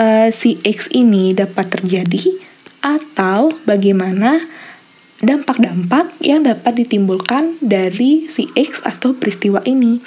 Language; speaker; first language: Indonesian; native; Indonesian